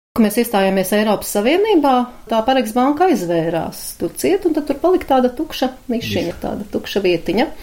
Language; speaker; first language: Latvian; native; Latvian